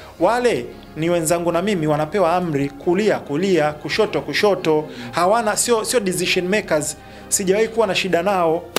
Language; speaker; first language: Swahili; native; Swahili